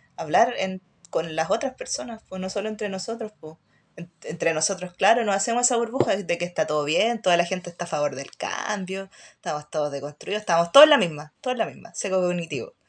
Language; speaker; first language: Spanish; native; Spanish